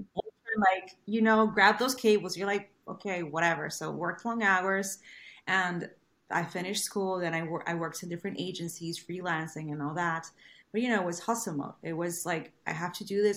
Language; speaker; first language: English; non-native, fluent; Spanish